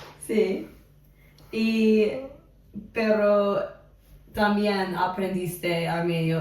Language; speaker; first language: Spanish; non-native, fluent; English